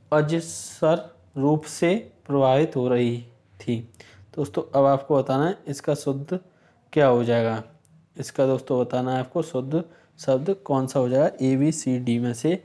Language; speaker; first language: Hindi; native; Hindi